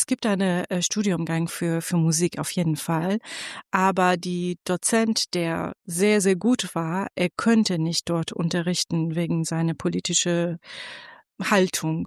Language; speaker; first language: German; non-native, fluent; Persian